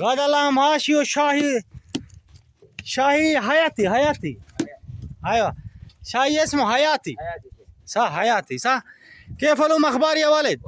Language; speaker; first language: Arabic; non-native, learner; Saraiki